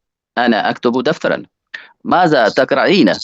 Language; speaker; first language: Arabic; non-native, learner; Urdu